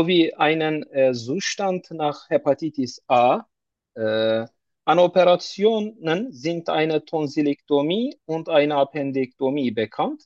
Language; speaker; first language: German; non-native, learner; Turkish